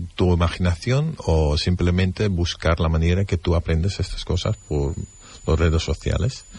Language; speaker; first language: Spanish; non-native, fluent; Dutch